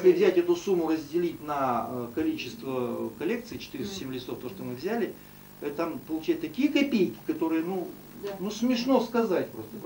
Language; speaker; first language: Russian; native; Russian